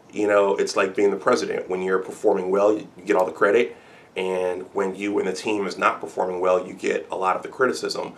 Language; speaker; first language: English; native; English